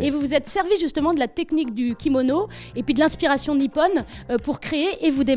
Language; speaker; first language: French; native; French